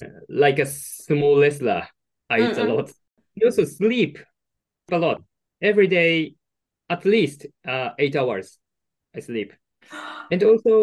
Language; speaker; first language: English; non-native, learner; Japanese